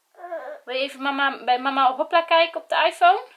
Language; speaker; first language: Dutch; native; Dutch